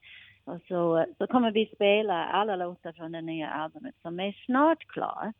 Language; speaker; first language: Swedish; non-native, fluent; English